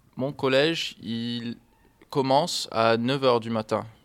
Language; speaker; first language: French; non-native, fluent; English